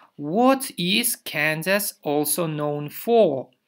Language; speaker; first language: English; non-native, fluent; Kazakh